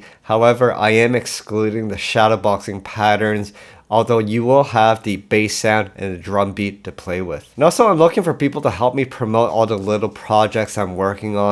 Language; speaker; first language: English; native; English